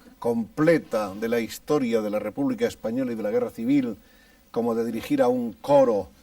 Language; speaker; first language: Spanish; native; Spanish